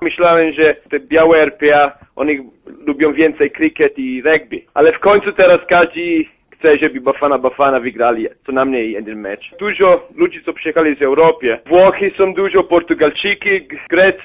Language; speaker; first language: Polish; non-native, learner; Italian